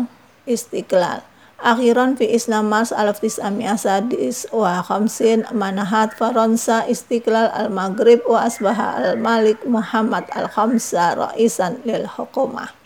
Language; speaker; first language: Arabic; non-native, fluent; Indonesian